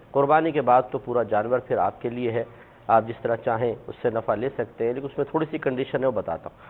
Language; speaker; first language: Urdu; native; Urdu